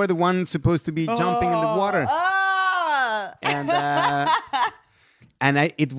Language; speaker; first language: English; non-native, fluent; Spanish